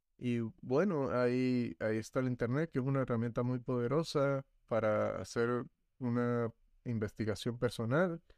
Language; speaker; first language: Spanish; native; Spanish